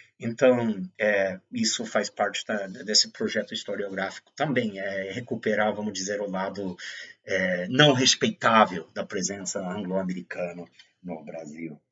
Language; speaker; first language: Portuguese; non-native, fluent; English